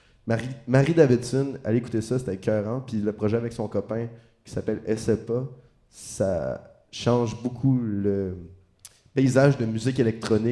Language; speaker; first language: French; native; French